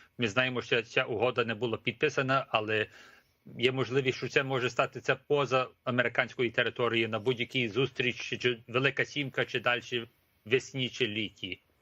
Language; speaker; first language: Ukrainian; early bilingual, heritage; Ukrainian